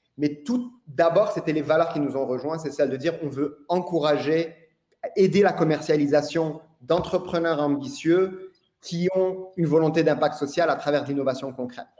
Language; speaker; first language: French; non-native, local second language; Arabic